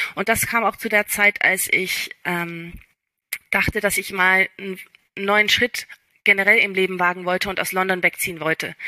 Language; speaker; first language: German; early bilingual, other home language; English